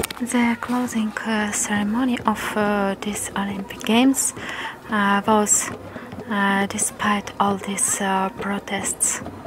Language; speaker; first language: English; non-native, learner; Russian